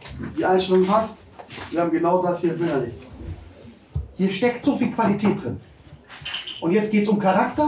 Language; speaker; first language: German; native; German